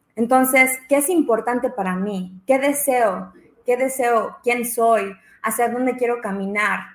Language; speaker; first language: Spanish; early bilingual, heritage; Spanish